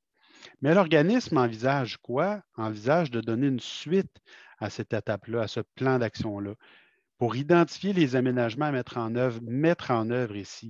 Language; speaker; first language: French; native; French